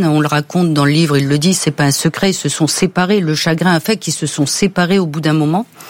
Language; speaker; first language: French; native; French